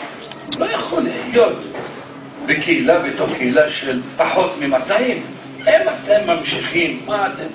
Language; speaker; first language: Hebrew; non-native, fluent; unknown